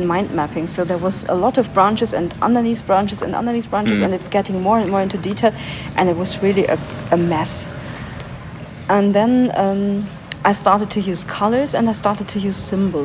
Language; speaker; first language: English; non-native, fluent; German